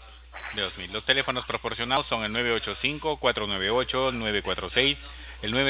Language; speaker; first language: Spanish; native; Spanish